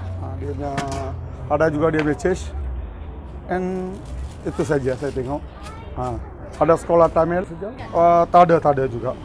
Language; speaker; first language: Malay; non-native, local second language; Tamil